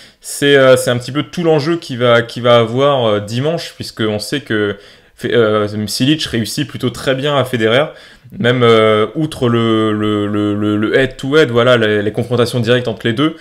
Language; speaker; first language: French; native; French